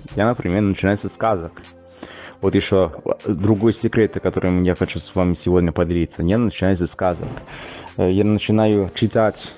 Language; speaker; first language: Russian; non-native, fluent; Italian